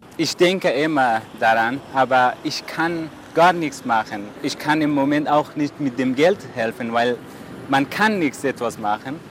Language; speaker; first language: German; non-native, fluent; Persian